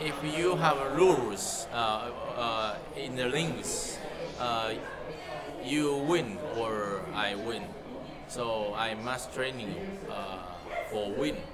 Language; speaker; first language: English; non-native, learner; Japanese